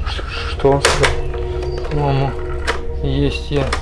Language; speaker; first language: Russian; native; Russian